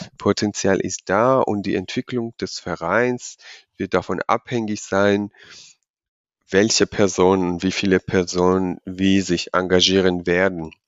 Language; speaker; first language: German; non-native, fluent; Georgian